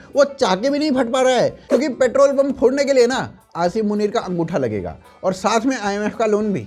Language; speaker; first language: Hindi; native; Hindi